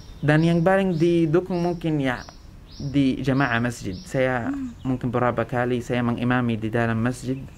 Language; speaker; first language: Indonesian; non-native, fluent; Arabic